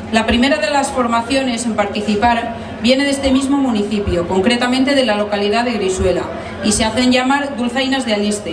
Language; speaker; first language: Spanish; native; Spanish